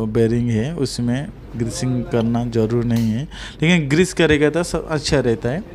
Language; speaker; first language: Hindi; non-native, local second language; Odia